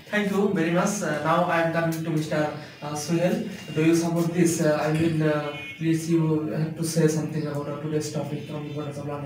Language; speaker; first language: English; non-native, learner; Bangla